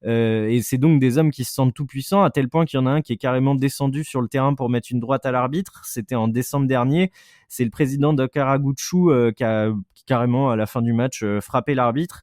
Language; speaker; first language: French; native; French